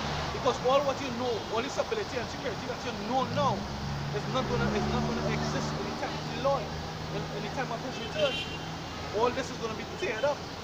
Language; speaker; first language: English; native; English